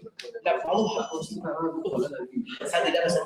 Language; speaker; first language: Arabic; native; Arabic